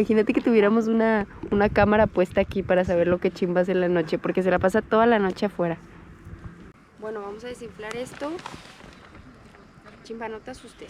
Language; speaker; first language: Spanish; native; Spanish